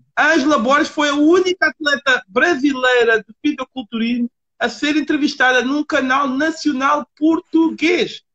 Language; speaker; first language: Portuguese; native; Portuguese